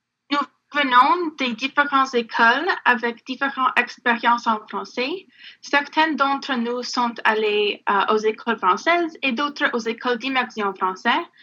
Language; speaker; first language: French; non-native, local second language; English